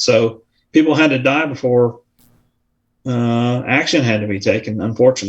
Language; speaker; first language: English; native; English